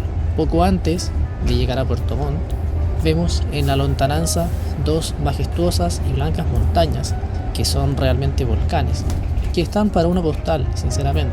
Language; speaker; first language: Spanish; native; Spanish